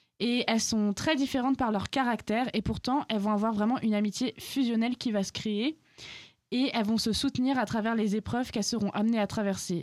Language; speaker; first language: French; native; French